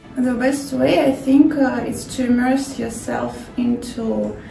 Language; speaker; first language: English; non-native, fluent; Russian